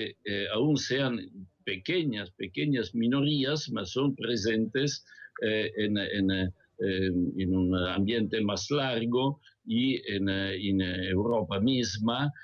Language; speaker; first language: Spanish; non-native, fluent; Italian